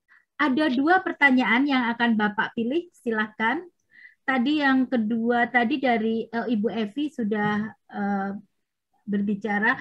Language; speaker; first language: Indonesian; native; Indonesian